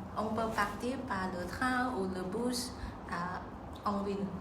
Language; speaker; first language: French; non-native, learner; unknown